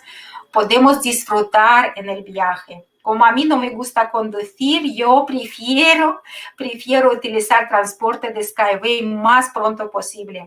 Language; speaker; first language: Spanish; non-native, fluent; Russian